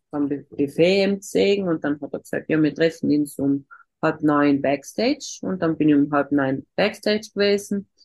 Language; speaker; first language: German; native; German